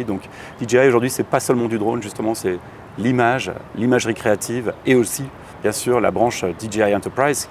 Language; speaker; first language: French; native; French